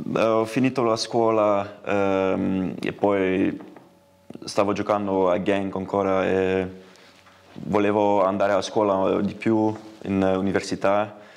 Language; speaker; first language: Italian; non-native, fluent; Dutch